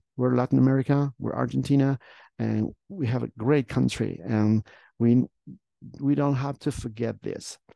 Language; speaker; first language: English; non-native, fluent; Spanish